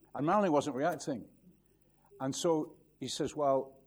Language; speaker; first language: English; native; English